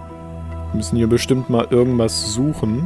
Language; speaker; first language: German; native; German